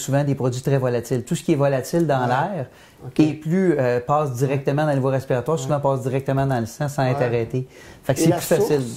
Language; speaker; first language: French; native; French